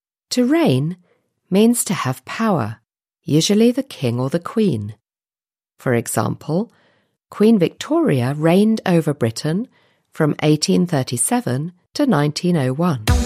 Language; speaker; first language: English; native; English